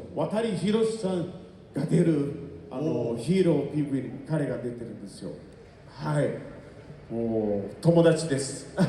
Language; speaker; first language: Japanese; non-native, fluent; Portuguese